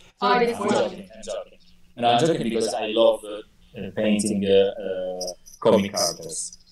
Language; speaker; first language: English; non-native, fluent; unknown